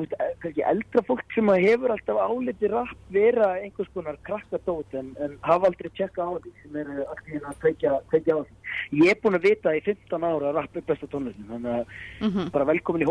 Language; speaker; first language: Icelandic; native; Icelandic